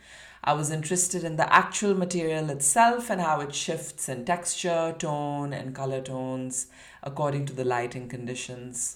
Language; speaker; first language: English; non-native, local second language; Urdu